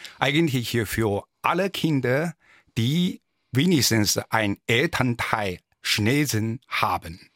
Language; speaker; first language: German; non-native, fluent; Chinese